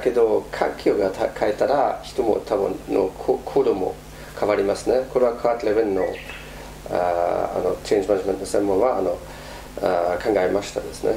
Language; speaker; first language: Japanese; non-native, fluent; German